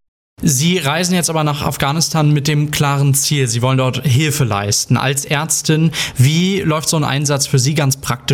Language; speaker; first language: German; native; German